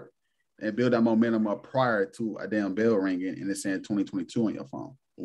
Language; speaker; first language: English; native; English